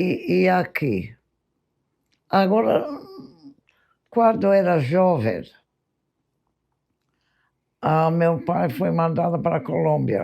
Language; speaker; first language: Portuguese; non-native, fluent; English